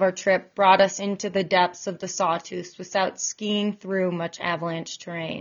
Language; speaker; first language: English; native; English